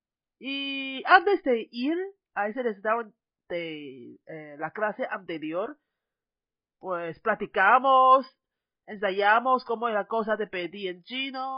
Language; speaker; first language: Spanish; non-native, fluent; Chinese